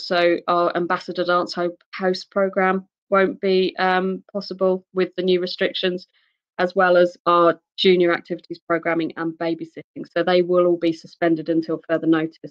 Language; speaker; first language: English; native; English